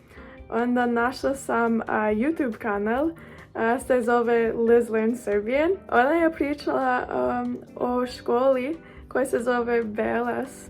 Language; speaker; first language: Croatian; non-native, learner; English